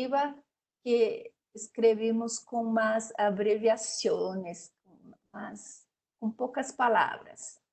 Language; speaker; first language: Spanish; non-native, learner; Portuguese